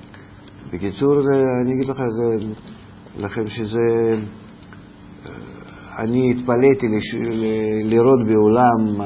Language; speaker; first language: Hebrew; non-native, fluent; Russian